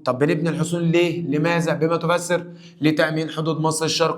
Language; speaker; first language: Arabic; native; Arabic